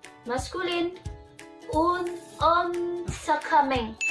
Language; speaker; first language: Indonesian; non-native, local second language; Minangkabau